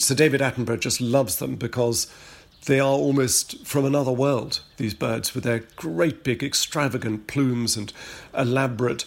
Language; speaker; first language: English; native; English